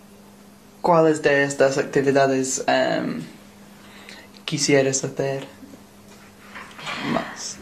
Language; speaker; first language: Spanish; non-native, learner; English